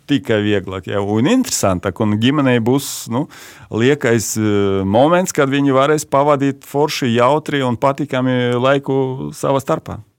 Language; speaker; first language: Latvian; non-native, local second language; Russian